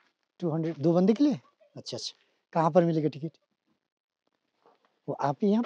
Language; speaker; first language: Hindi; non-native, fluent; Bangla